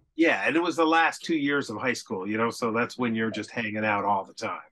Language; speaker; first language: English; native; English